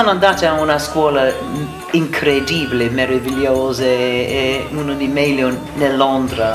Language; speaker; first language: Italian; non-native, learner; English